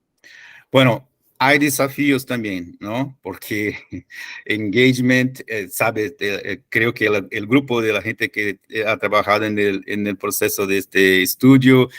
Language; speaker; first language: Spanish; non-native, fluent; Portuguese